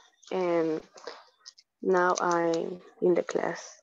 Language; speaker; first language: English; non-native, learner; Spanish